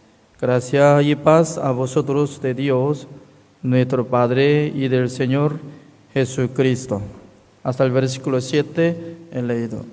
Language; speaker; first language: Spanish; non-native, fluent; Korean